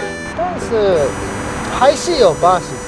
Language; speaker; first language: Chinese; non-native, fluent; Japanese